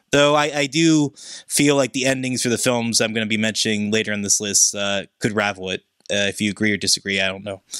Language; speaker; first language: English; native; English